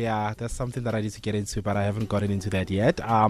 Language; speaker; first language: English; non-native, local second language; Tswana